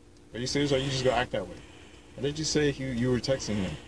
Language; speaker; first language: English; native; English